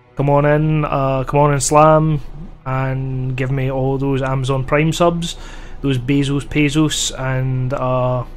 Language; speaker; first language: English; native; English